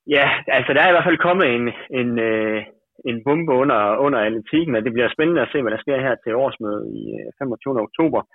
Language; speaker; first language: Danish; native; Danish